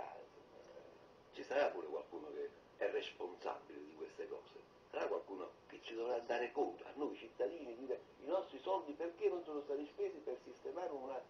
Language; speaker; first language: Italian; native; Italian